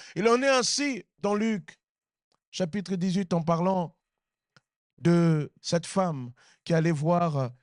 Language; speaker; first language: French; native; French